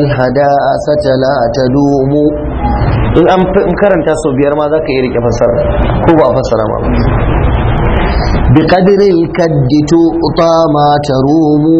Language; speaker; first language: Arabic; non-native, fluent; Hausa